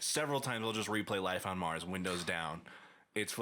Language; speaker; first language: English; native; English